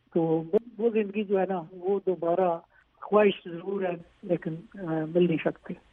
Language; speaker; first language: Urdu; non-native, local second language; Pahari-Potwari